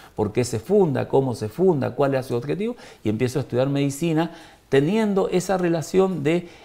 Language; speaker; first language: Spanish; native; Spanish